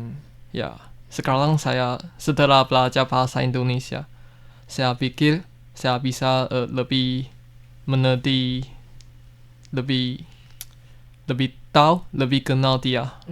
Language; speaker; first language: Indonesian; non-native, learner; Chinese